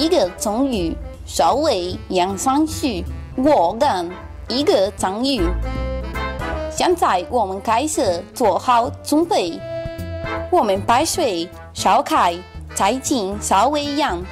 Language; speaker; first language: Chinese; non-native, learner; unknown